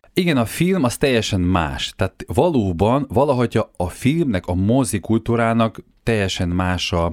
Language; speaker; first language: Hungarian; non-native, fluent; Ukrainian